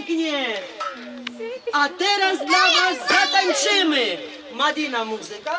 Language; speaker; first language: Polish; non-native, fluent; Russian